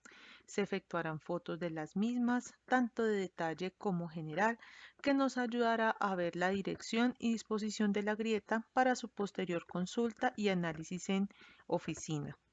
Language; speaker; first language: Spanish; native; Spanish